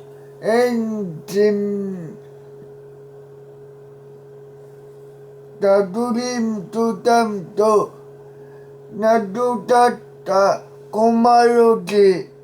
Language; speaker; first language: Japanese; non-native, learner; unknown